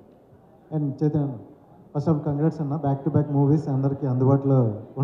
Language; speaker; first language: Telugu; native; Telugu